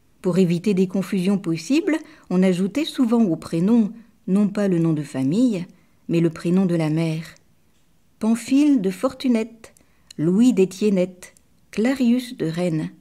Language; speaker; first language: French; native; French